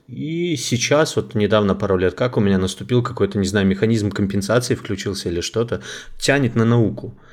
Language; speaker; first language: Russian; native; Russian